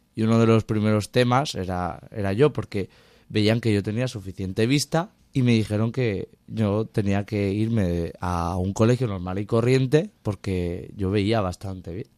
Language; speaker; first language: Spanish; native; Spanish